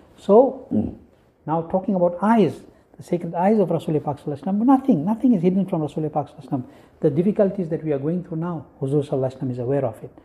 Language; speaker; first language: English; native; English